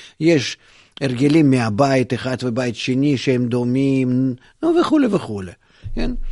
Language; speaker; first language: Hebrew; non-native, fluent; Russian